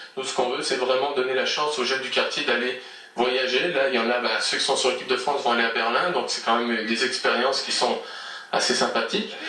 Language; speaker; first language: French; native; French